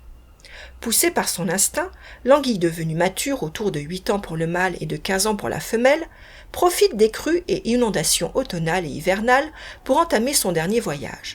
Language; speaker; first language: French; native; French